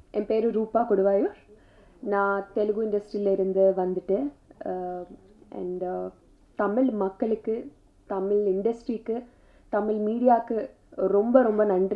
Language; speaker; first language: Tamil; non-native, learner; Telugu